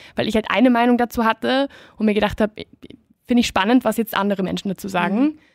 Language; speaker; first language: German; non-native, fluent; Spanish